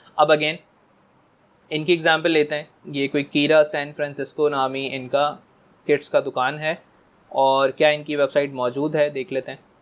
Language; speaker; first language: Urdu; native; Urdu